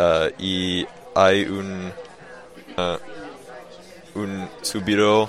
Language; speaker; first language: Spanish; non-native, learner; English